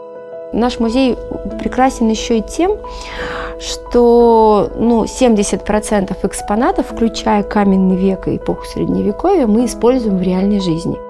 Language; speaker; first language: Russian; native; Russian